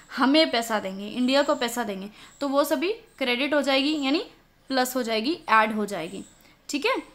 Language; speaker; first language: Hindi; native; Hindi